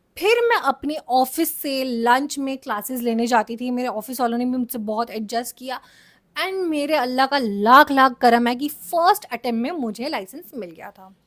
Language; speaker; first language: Hindi; native; Hindi